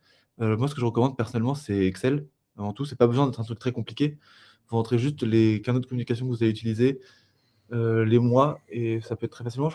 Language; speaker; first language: French; native; French